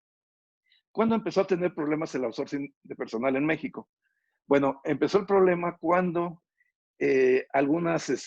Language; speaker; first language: Spanish; native; Spanish